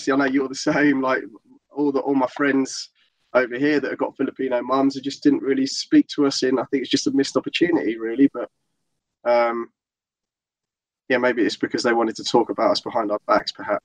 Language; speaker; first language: English; native; English